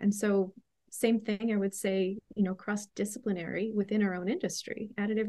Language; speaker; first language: English; native; English